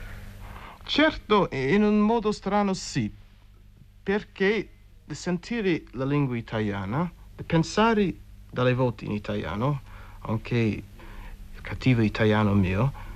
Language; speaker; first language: Italian; non-native, fluent; English